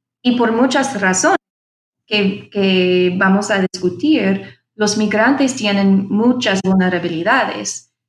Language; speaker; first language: Spanish; non-native, fluent; English